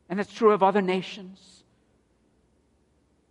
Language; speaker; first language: English; native; English